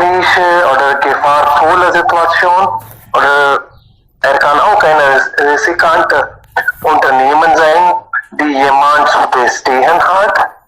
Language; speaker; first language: German; non-native, learner; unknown